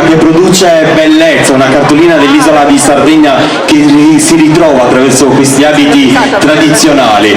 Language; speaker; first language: Italian; native; Italian